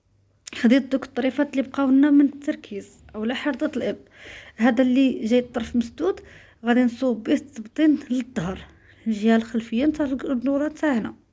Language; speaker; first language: Arabic; native; Arabic